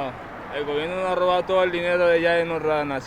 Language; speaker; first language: Spanish; native; Spanish